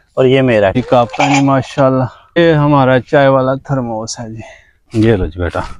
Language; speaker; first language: Urdu; native; Urdu